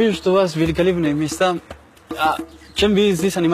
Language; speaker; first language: Russian; non-native, learner; Spanish